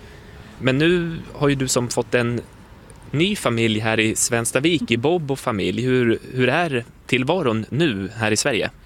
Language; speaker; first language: Swedish; native; Swedish